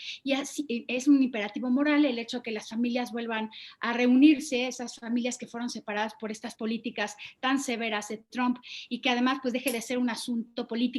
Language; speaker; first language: Spanish; native; Spanish